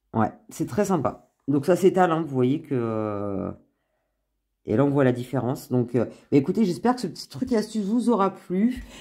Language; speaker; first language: French; native; French